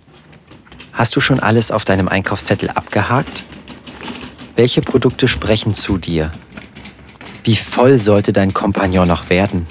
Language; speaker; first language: German; native; German